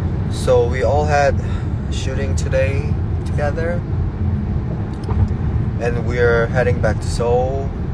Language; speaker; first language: English; non-native, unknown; Korean